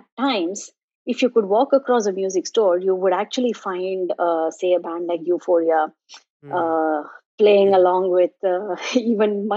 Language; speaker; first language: English; non-native, local second language; Tamil